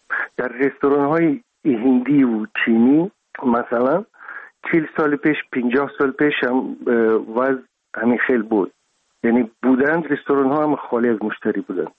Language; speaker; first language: Persian; non-native, local second language; Russian